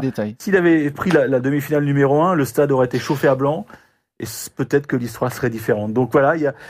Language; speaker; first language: French; native; French